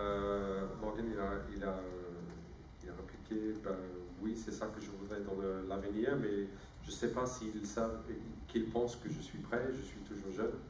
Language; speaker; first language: French; non-native, fluent; English